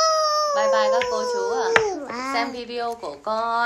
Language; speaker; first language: Vietnamese; native; Vietnamese